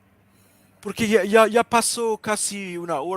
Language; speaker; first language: Spanish; non-native, learner; English